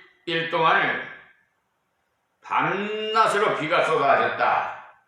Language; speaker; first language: Korean; native; Korean